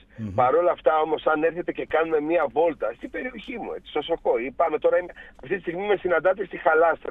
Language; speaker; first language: Greek; native; Greek